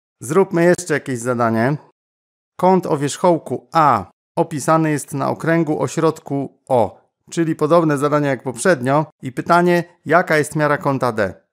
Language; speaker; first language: Polish; native; Polish